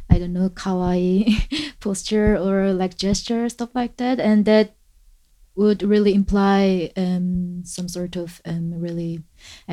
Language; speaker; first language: English; non-native, fluent; Korean